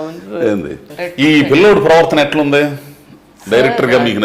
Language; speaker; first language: Telugu; native; Telugu